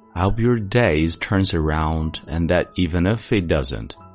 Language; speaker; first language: English; non-native, fluent; Chinese